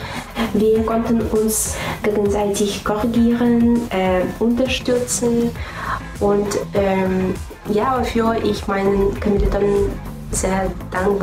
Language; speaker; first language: German; non-native, fluent; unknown